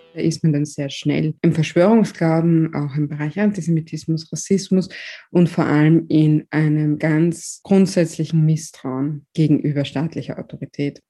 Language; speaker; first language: German; native; German